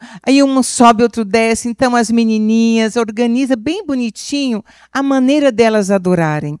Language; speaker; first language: Portuguese; native; Portuguese